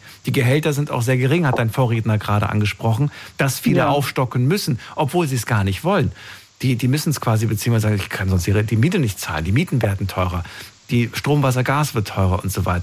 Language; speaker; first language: German; native; German